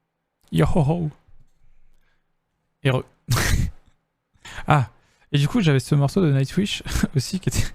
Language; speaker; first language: French; native; French